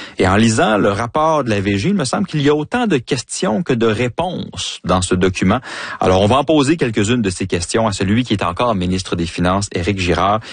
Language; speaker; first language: French; native; French